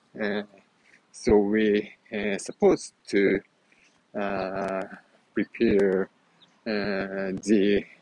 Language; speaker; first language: English; non-native, fluent; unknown